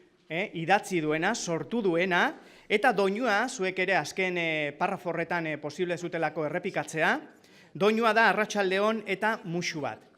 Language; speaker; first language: Basque; native; Basque